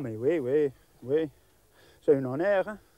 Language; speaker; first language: French; non-native, learner; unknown